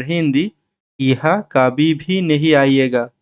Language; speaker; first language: Hindi; non-native, learner; Bangla